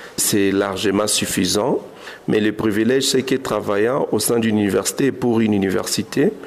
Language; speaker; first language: French; non-native, local second language; Swahili